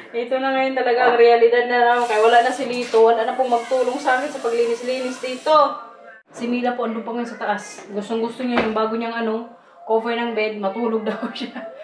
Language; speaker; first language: Filipino; non-native, local second language; Waray